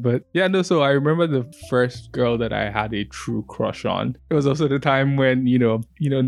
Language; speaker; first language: English; non-native, local second language; Yoruba